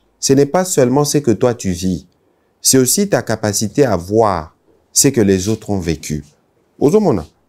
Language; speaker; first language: French; non-native, local second language; Lingala